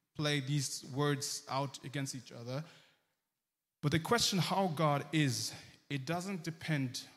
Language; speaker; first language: English; early bilingual, heritage; German